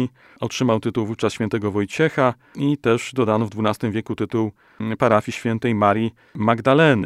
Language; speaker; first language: Polish; native; Polish